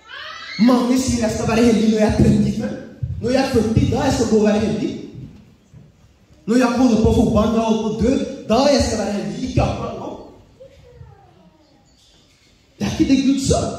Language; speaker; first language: Norwegian; early bilingual, other home language; Oromo